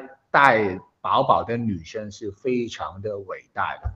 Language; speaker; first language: Chinese; non-native, local second language; Cantonese